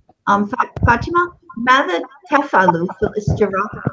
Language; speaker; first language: Arabic; non-native, fluent; English